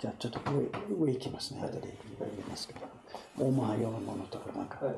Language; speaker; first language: Japanese; non-native, fluent; English